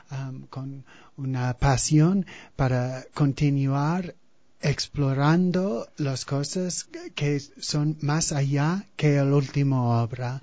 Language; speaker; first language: Spanish; non-native, fluent; English